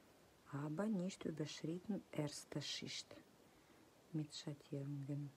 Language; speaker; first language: German; non-native, fluent; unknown